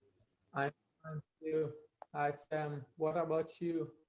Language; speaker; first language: English; non-native, fluent; Italian